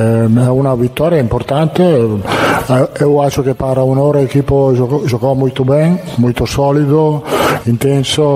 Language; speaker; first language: Portuguese; non-native, learner; Italian